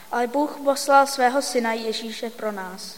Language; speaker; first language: Czech; non-native, fluent; English